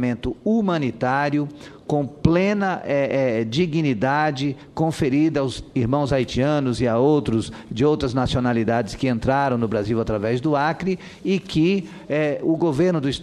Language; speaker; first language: Portuguese; native; Portuguese